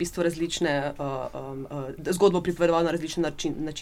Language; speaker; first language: Slovenian; native; Slovenian